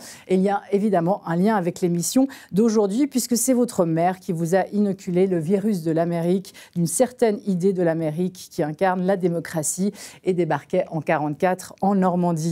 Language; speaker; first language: French; native; French